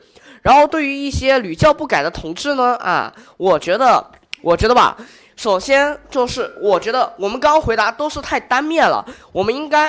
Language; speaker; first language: Chinese; native; Chinese